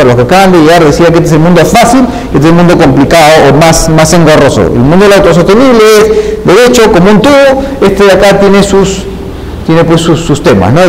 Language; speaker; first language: Spanish; native; Spanish